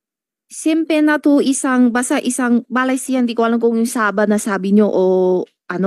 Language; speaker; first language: Filipino; non-native, learner; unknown